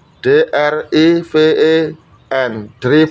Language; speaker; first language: English; non-native, learner; Indonesian